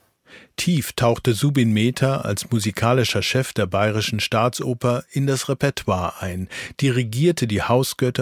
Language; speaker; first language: German; native; German